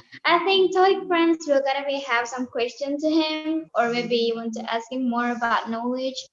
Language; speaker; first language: English; non-native, learner; Indonesian